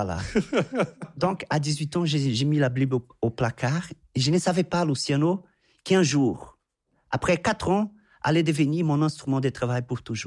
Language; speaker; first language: French; non-native, fluent; Portuguese